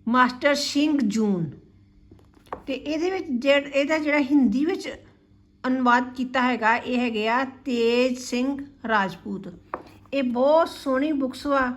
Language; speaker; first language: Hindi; non-native, local second language; Punjabi